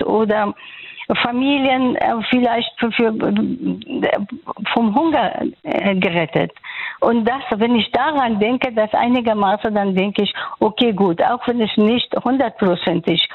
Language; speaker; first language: German; non-native, fluent; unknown